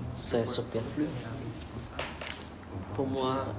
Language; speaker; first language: French; non-native, learner; Vietnamese